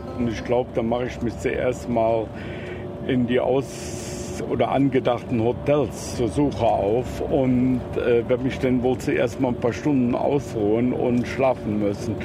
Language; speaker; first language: German; native; German